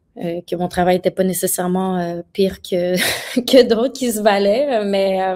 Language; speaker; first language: French; native; French